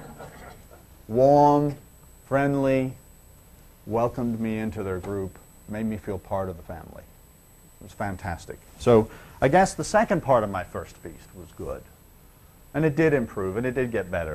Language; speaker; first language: English; native; English